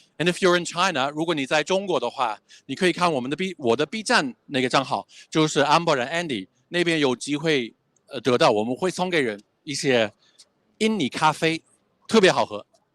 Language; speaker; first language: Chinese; non-native, fluent; English